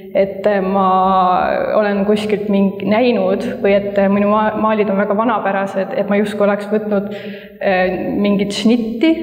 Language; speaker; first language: Estonian; native; Estonian